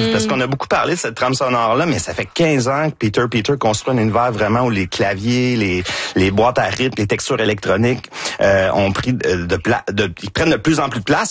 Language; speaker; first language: French; native; French